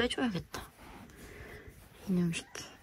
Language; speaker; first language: Korean; native; Korean